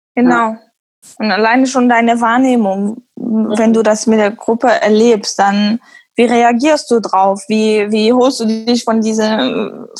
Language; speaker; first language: German; non-native, fluent; Arabic